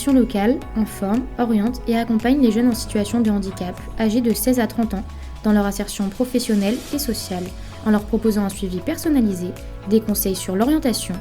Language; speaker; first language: French; native; French